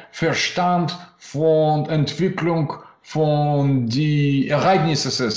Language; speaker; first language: German; non-native, learner; Russian